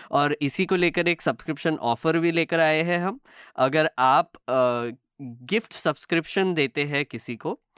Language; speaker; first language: Hindi; native; Hindi